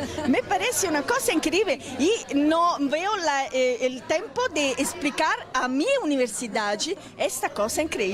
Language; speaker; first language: Portuguese; non-native, fluent; Italian